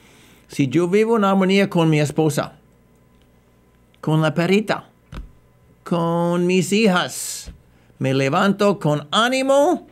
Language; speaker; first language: Spanish; non-native, fluent; English